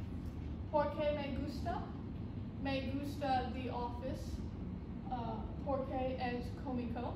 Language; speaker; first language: Spanish; non-native, learner; English